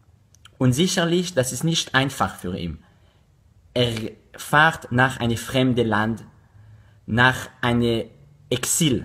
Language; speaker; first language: German; non-native, learner; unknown